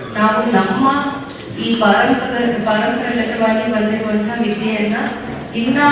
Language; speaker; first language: Kannada; native; Kannada